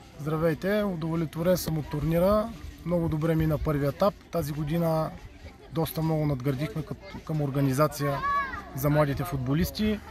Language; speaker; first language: Bulgarian; native; Bulgarian